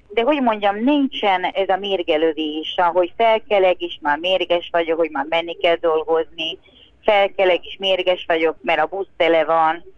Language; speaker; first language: Hungarian; non-native, fluent; Spanish